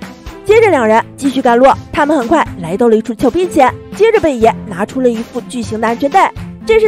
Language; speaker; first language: Chinese; native; Chinese